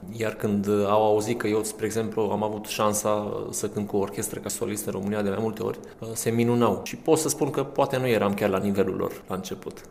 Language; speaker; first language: Romanian; native; Romanian